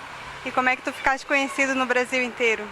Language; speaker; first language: Portuguese; native; Portuguese